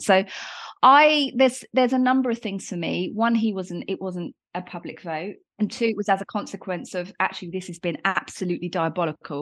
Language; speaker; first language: English; native; English